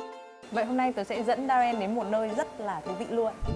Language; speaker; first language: Vietnamese; native; Vietnamese